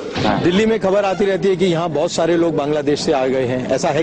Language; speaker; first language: Hindi; native; Hindi